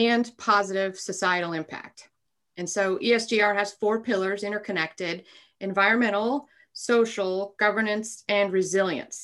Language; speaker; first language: English; native; English